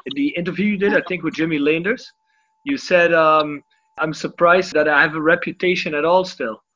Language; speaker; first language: English; non-native, fluent; Dutch